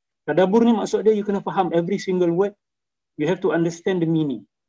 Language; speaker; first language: English; non-native, local second language; Malay